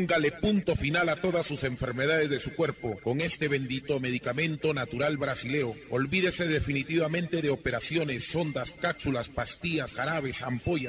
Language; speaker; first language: Spanish; native; Spanish